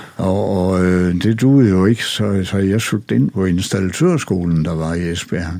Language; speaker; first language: Danish; native; Danish